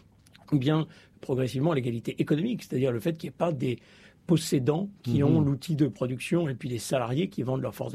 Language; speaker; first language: French; native; French